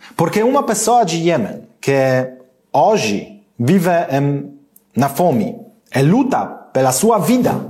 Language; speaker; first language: Portuguese; non-native, learner; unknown